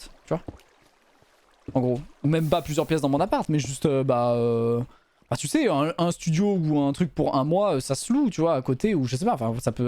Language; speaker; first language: French; native; French